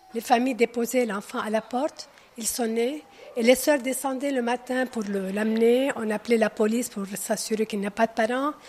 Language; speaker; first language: French; non-native, local second language; Arabic